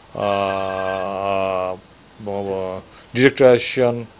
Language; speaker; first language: English; non-native, local second language; Bangla